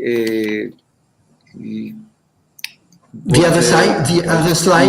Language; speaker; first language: English; non-native, fluent; French